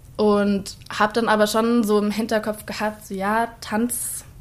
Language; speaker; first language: German; native; German